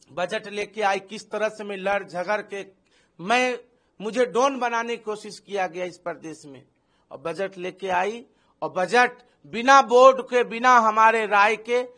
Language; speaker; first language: Hindi; native; Hindi